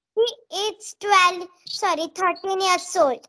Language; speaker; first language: English; non-native, learner; Marathi